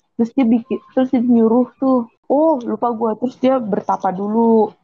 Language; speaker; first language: Indonesian; early bilingual, heritage; English